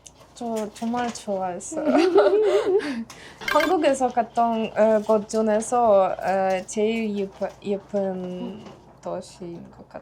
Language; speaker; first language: Korean; non-native, learner; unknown